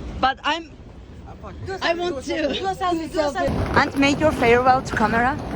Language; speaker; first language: English; non-native, local second language; Turkish